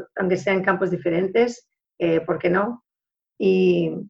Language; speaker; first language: Spanish; early bilingual, heritage; Spanish